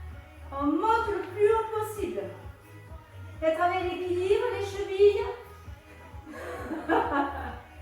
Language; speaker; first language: French; native; French